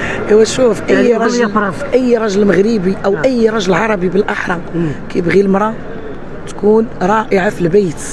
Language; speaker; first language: Arabic; native; Arabic